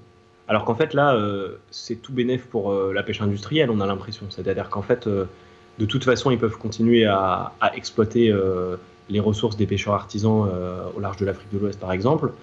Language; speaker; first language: French; native; French